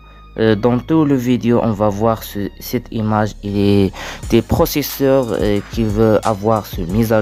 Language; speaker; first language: French; non-native, learner; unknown